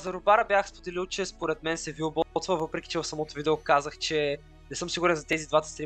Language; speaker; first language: Bulgarian; native; Bulgarian